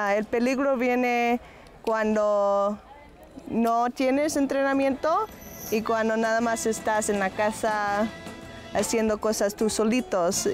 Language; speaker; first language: Spanish; early bilingual, heritage; Spanish